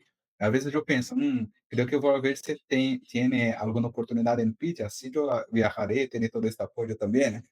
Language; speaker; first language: Spanish; non-native, fluent; Portuguese